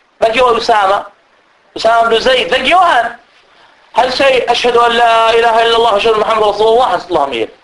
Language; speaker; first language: Danish; early bilingual, other home language; Arabic